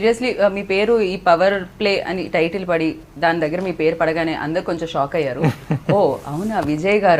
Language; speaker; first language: Telugu; native; Telugu